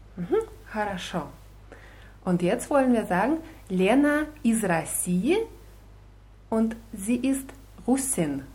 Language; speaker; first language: German; non-native, fluent; Russian